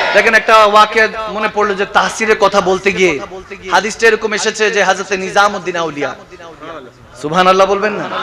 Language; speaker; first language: Bangla; early bilingual, other home language; Arabic